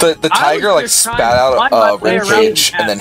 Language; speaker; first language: English; native; English